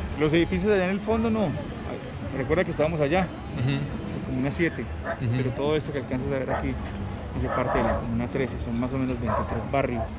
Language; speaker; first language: Spanish; native; Spanish